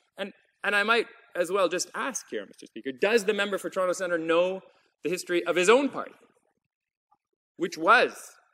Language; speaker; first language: English; native; English